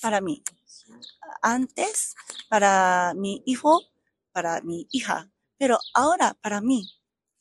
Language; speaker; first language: Spanish; non-native, learner; Japanese